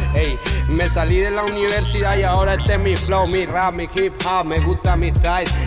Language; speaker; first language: Spanish; native; Spanish